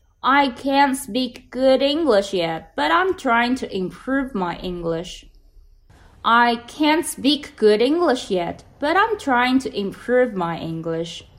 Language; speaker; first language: English; non-native, fluent; Chinese